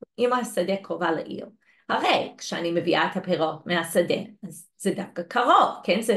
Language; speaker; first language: Hebrew; non-native, fluent; English